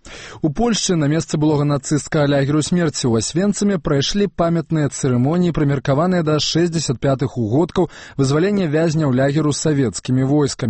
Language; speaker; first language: Belarusian; native; Belarusian